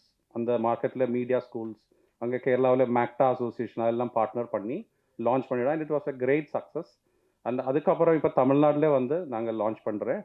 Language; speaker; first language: Tamil; non-native, local second language; Malayalam